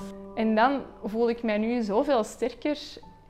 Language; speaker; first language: Dutch; native; Dutch